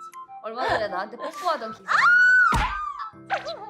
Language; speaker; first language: Korean; native; Korean